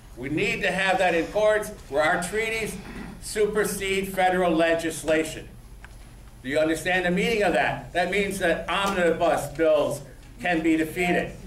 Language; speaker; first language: English; native; English